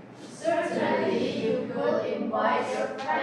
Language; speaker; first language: English; non-native, learner; Indonesian